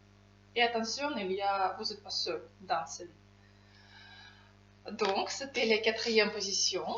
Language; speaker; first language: French; non-native, fluent; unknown